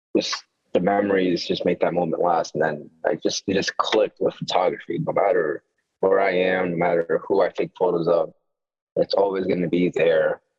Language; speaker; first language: English; native; English